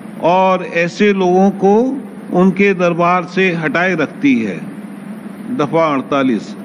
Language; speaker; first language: Hindi; native; Hindi